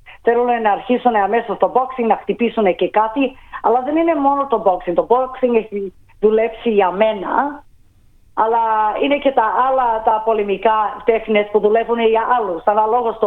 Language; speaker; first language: Greek; early bilingual, heritage; Greek